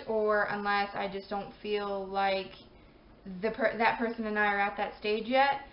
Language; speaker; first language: English; native; English